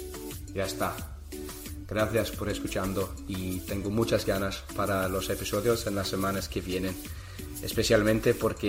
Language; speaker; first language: Spanish; non-native, learner; English